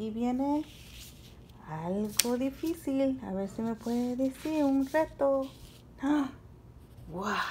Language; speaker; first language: Spanish; early bilingual, heritage; Spanish